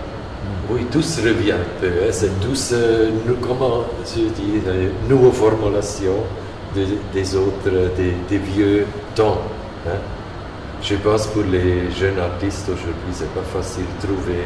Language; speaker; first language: French; non-native, learner; German